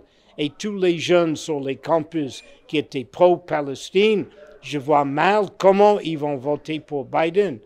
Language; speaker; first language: French; non-native, fluent; English